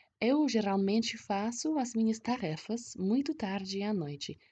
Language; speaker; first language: Portuguese; non-native, fluent; English